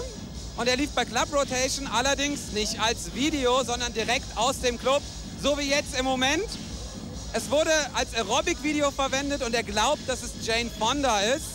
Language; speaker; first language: German; native; German